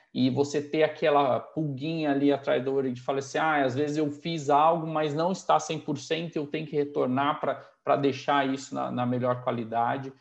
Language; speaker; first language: Portuguese; native; Portuguese